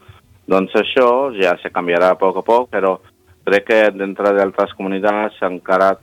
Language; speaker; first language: Catalan; non-native, learner; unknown